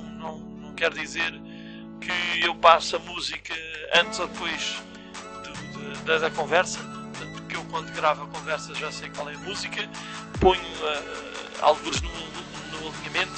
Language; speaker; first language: Portuguese; native; Portuguese